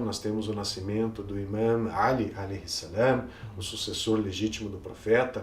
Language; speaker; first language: Portuguese; native; Portuguese